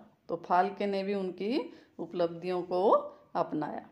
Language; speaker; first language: Hindi; native; Hindi